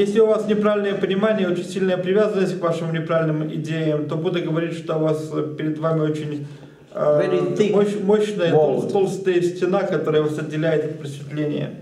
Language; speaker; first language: Russian; native; Russian